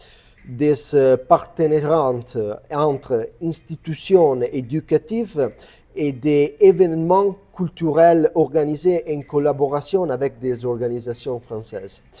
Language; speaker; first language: French; non-native, learner; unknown